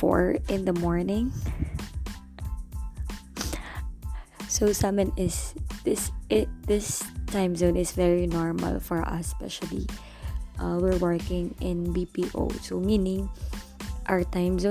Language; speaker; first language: English; non-native, local second language; Filipino